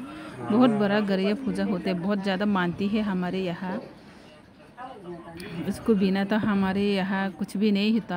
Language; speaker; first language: Hindi; non-native, local second language; Kok Borok